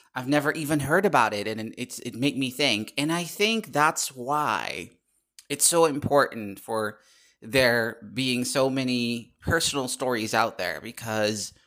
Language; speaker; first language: English; non-native, fluent; Dutch